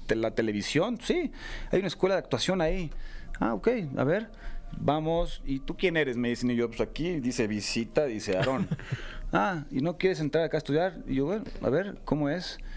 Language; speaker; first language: Spanish; native; Spanish